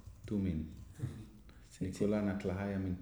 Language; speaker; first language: Spanish; non-native, learner; English